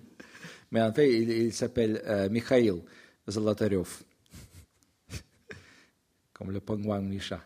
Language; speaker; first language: French; non-native, fluent; Russian